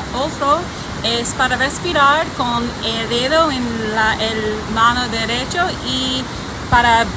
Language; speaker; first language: Spanish; non-native, learner; English